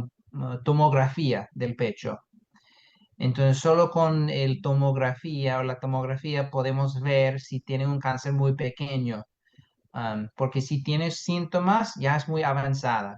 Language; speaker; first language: Spanish; non-native, fluent; English